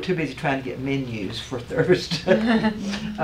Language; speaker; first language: English; native; English